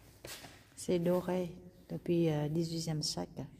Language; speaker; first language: French; non-native, learner; Vietnamese